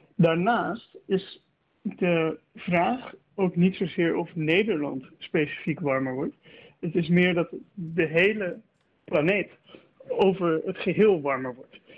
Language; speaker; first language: Dutch; native; Dutch